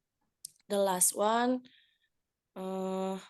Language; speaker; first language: English; non-native, learner; Indonesian